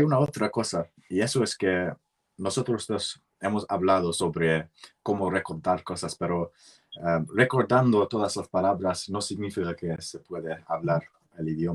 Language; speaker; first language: Spanish; non-native, learner; English